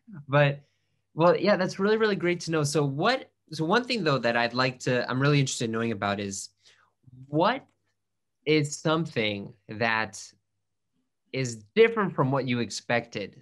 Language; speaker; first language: English; native; English